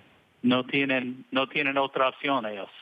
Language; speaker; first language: Spanish; early bilingual, heritage; Spanish